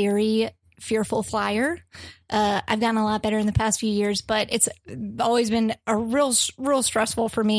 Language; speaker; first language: English; native; English